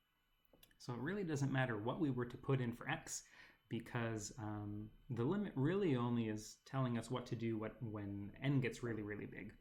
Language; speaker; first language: English; native; English